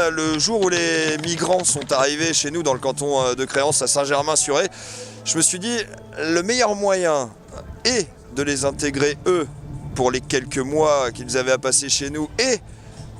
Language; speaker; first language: French; native; French